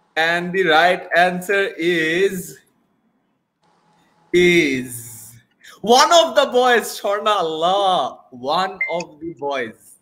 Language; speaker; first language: English; non-native, local second language; Bangla